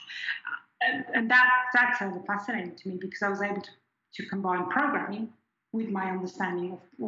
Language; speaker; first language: English; non-native, fluent; German